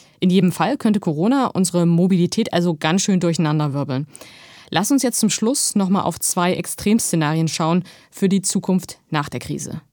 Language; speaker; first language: German; native; German